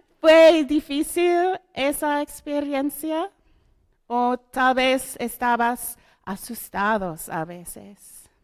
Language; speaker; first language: Spanish; non-native, learner; English